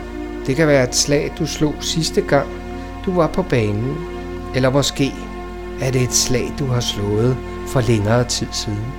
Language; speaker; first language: Danish; native; Danish